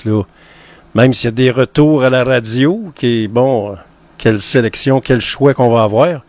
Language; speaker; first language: French; native; French